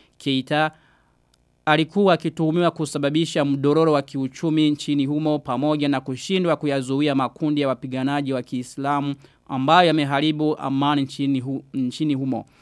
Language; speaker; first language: Swahili; non-native, local second language; Rundi